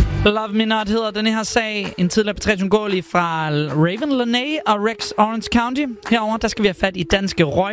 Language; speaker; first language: Danish; native; Danish